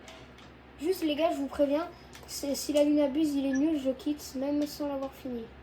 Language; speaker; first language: French; native; French